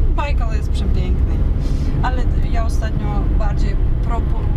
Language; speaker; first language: Polish; non-native, learner; Russian